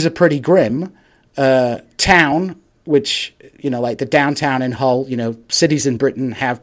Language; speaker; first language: English; native; English